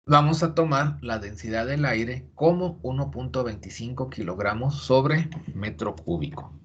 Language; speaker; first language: Spanish; native; Spanish